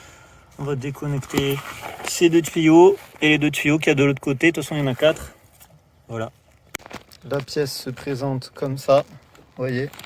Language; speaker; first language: French; native; French